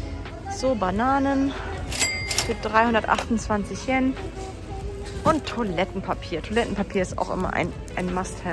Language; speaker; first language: German; native; German